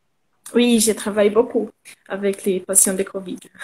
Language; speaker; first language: French; non-native, learner; Portuguese